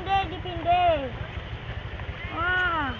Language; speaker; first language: Indonesian; native; Indonesian